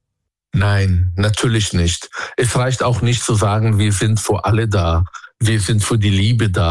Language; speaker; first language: German; non-native, fluent; Arabic